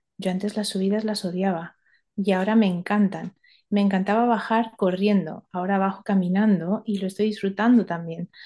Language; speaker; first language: Spanish; early bilingual, other home language; Romanian